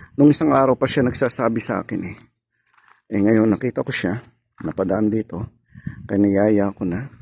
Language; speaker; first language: Filipino; native; Filipino